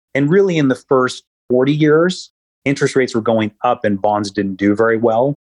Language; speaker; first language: English; native; English